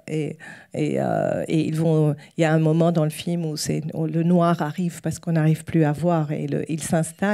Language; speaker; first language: French; non-native, local second language; Arabic